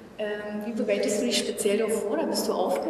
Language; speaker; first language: German; native; German